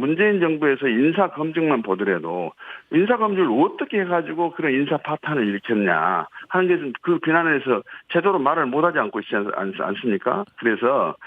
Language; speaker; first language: Korean; native; Korean